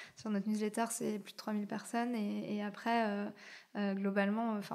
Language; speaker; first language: French; native; French